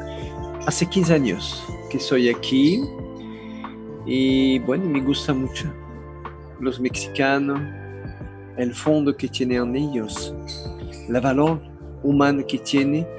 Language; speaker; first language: Spanish; non-native, learner; French